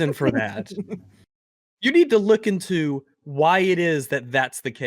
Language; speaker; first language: English; native; English